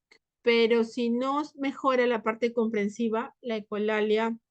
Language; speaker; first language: Spanish; native; Spanish